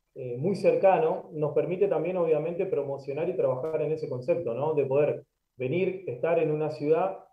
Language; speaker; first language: Spanish; native; Spanish